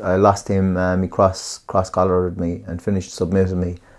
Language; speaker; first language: English; native; English